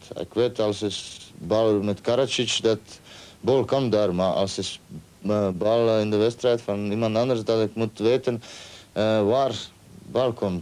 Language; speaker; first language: Dutch; non-native, learner; Croatian